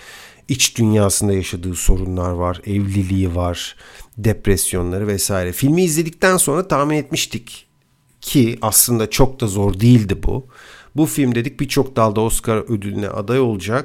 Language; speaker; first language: Turkish; native; Turkish